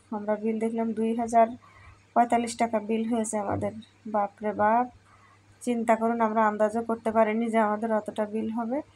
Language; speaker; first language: Bangla; native; Bangla